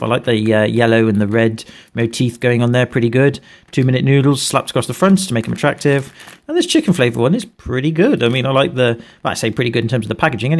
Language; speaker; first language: English; native; English